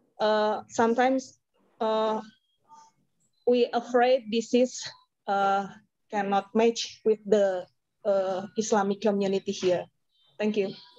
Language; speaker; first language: English; non-native, learner; Indonesian